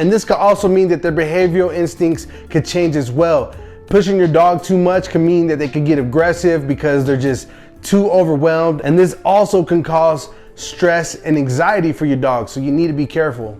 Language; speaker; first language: English; native; English